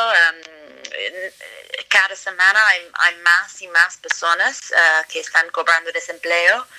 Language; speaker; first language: Spanish; non-native, fluent; English